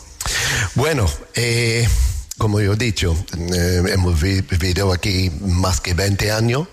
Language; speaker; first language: Spanish; non-native, learner; English